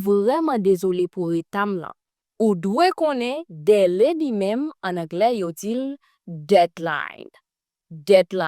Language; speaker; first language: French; non-native, learner; Haitian Creole